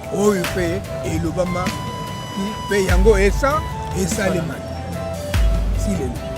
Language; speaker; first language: Lingala; non-native, local second language; Kituba (Democratic Republic of Congo)